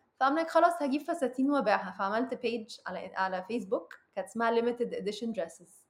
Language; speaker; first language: Arabic; early bilingual, heritage; Arabic